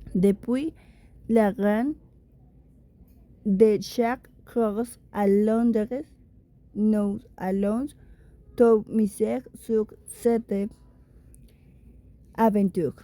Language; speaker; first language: French; non-native, learner; Spanish